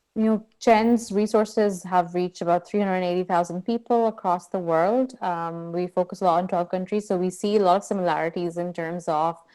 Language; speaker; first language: English; non-native, local second language; Urdu